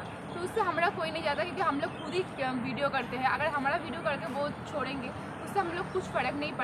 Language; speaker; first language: Hindi; non-native, local second language; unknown